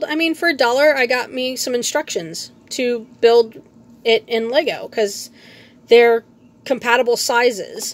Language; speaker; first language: English; native; English